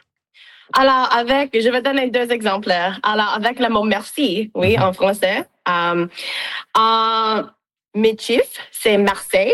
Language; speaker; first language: French; non-native, local second language; English